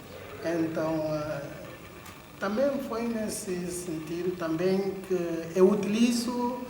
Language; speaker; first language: Portuguese; non-native, local second language; Upper Guinea Crioulo